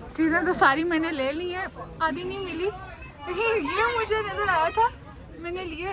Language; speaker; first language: Urdu; native; Urdu